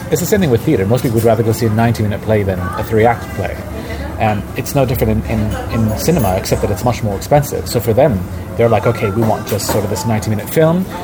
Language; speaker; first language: English; early bilingual, other home language; Arabic